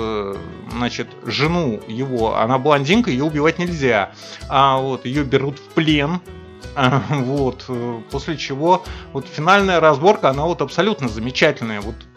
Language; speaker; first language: Russian; native; Russian